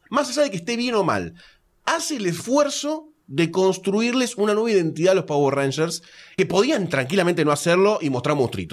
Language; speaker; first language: Spanish; native; Spanish